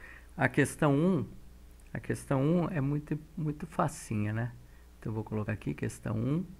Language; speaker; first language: Portuguese; native; Portuguese